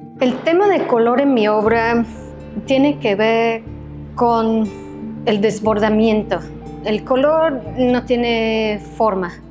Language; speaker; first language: Spanish; non-native, fluent; English